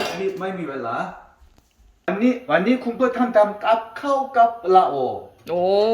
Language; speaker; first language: Thai; non-native, learner; Korean